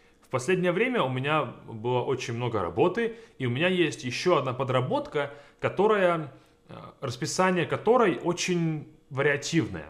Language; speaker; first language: Russian; native; Russian